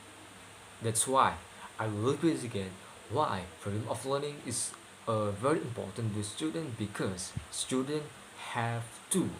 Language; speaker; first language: English; non-native, learner; Indonesian